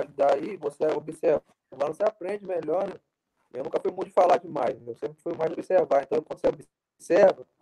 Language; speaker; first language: Portuguese; native; Portuguese